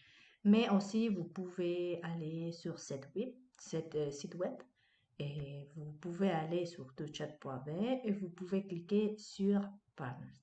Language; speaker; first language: French; non-native, fluent; Spanish